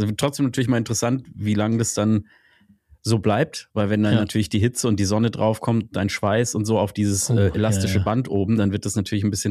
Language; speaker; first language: German; native; German